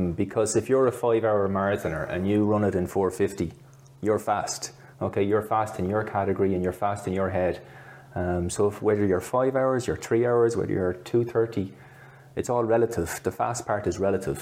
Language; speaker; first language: English; native; English